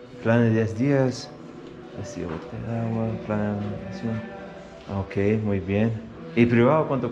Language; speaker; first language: Spanish; non-native, fluent; English